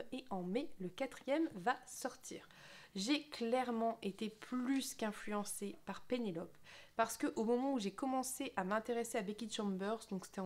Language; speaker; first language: French; native; French